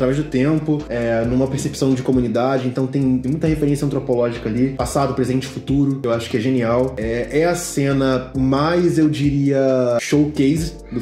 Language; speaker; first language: Portuguese; native; Portuguese